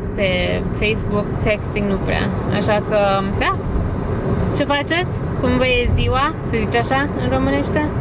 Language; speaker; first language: Romanian; early bilingual, heritage; Romanian